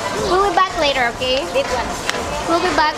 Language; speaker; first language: English; non-native, fluent; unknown